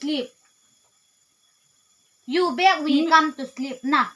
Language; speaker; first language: English; non-native, learner; Thado Chin